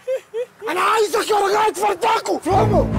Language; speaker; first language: Arabic; native; Arabic